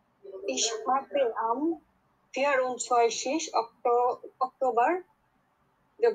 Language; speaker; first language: German; non-native, learner; Bangla